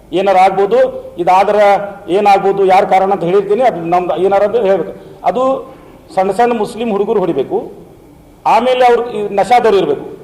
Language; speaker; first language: Kannada; non-native, local second language; Urdu